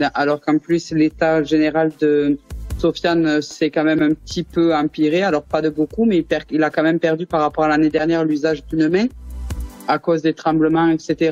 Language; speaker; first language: French; native; French